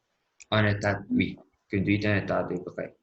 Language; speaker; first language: French; non-native, learner; Spanish